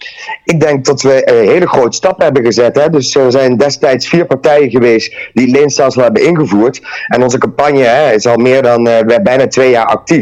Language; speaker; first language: Dutch; native; Dutch